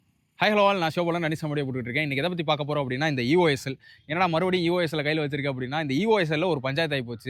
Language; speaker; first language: Tamil; native; Tamil